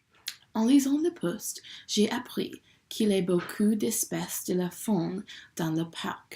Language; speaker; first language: French; non-native, learner; English